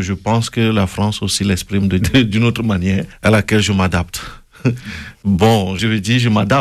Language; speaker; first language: French; non-native, local second language; Ewe